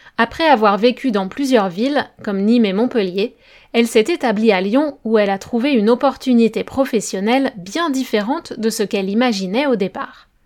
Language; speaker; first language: French; native; French